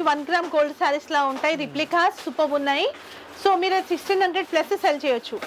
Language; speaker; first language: Telugu; native; Telugu